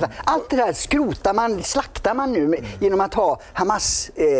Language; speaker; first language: Swedish; native; Swedish